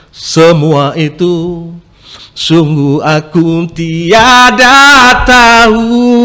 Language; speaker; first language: Indonesian; native; Indonesian